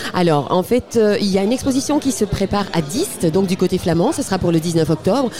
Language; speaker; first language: French; native; French